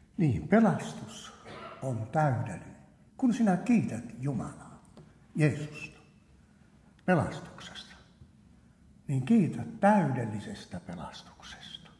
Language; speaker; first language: Finnish; native; Finnish